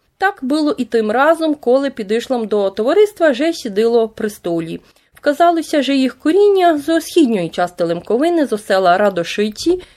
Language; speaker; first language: Ukrainian; native; Ukrainian